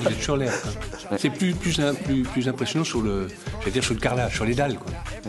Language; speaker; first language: French; native; French